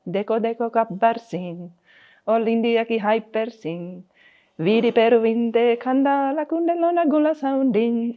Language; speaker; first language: Telugu; non-native, fluent; Finnish